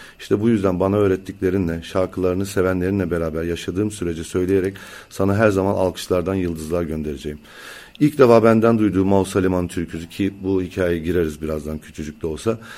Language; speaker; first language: Turkish; native; Turkish